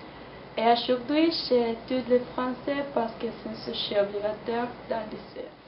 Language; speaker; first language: French; non-native, learner; Spanish